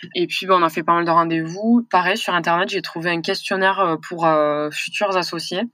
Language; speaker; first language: French; native; French